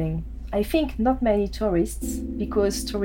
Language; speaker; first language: English; non-native, fluent; French